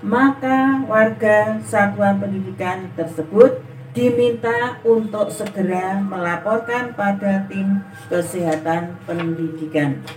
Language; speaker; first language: Indonesian; native; Indonesian